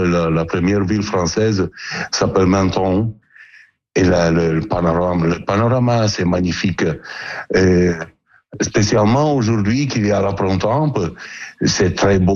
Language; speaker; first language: French; non-native, learner; Italian